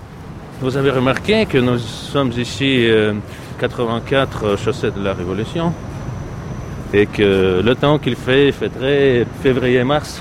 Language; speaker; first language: French; non-native, fluent; Russian